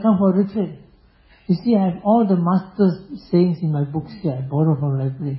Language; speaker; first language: English; non-native, local second language; Chinese